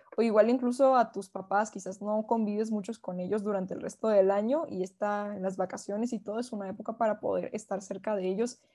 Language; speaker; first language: Spanish; native; Spanish